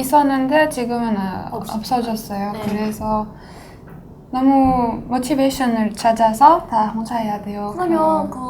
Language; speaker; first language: Korean; non-native, fluent; French